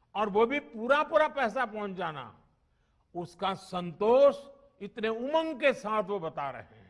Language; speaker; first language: Hindi; non-native, local second language; Gujarati